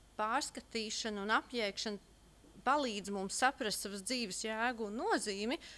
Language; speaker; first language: Latvian; native; Latvian